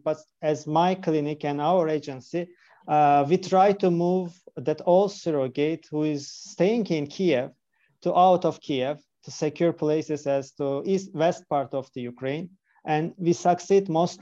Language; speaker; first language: English; non-native, fluent; Turkish